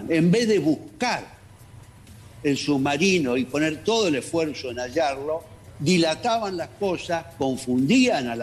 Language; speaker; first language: Spanish; native; Spanish